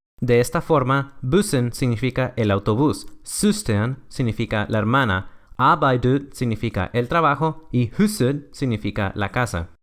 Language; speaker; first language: Spanish; native; Spanish